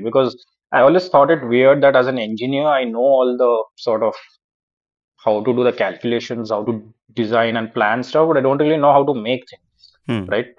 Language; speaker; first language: English; non-native, local second language; Urdu